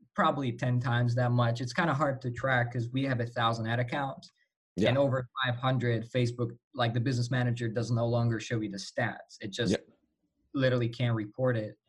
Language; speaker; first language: English; non-native, fluent; Slovak